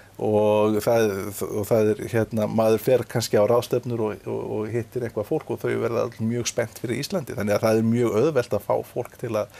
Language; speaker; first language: Icelandic; native; Icelandic